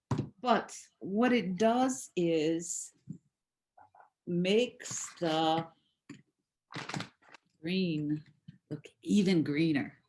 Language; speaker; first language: English; native; English